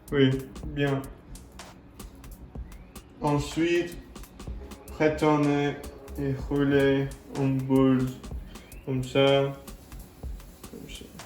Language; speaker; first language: French; non-native, learner; English